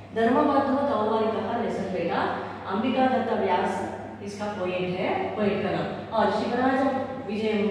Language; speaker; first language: Hindi; non-native, local second language; Telugu